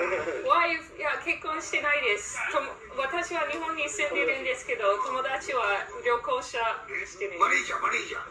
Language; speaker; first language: Japanese; non-native, learner; English